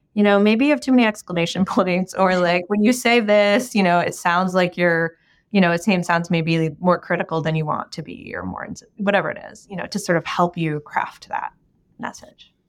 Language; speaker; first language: English; native; English